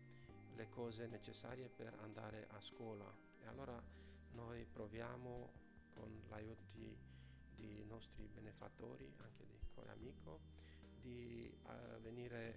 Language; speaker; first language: Italian; non-native, fluent; Romanian